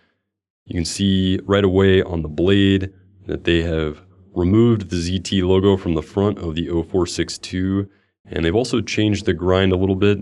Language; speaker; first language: English; native; English